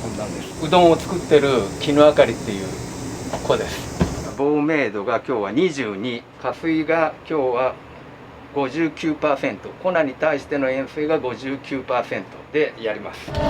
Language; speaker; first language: Japanese; native; Japanese